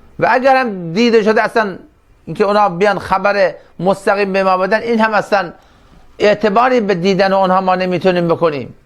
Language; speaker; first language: Persian; non-native, local second language; Turkmen